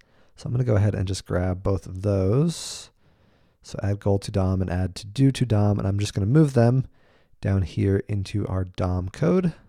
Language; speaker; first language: English; native; English